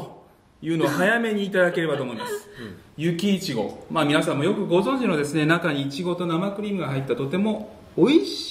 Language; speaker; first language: Japanese; native; Japanese